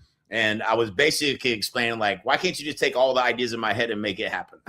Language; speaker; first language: English; native; English